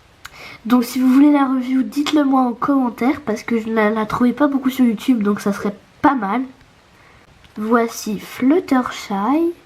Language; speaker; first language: French; native; French